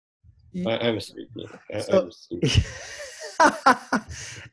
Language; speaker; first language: English; non-native, learner; Japanese